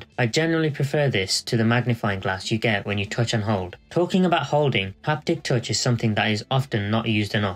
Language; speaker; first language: English; native; English